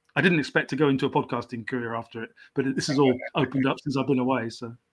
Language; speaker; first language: English; native; English